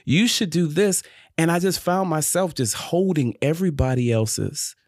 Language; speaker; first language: English; native; English